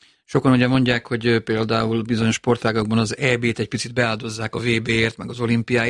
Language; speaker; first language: Hungarian; native; Hungarian